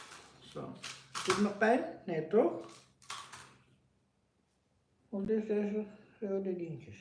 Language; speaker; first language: Dutch; non-native, fluent; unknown